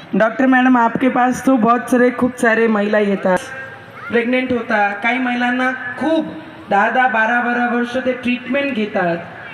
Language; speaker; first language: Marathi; non-native, local second language; Hindi